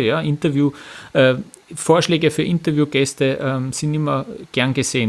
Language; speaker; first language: German; native; German